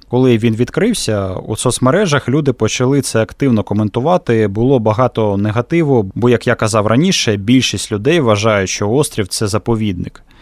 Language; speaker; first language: Ukrainian; native; Ukrainian